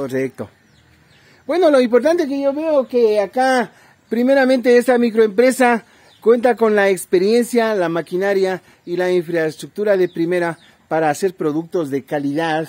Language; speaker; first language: Spanish; native; Spanish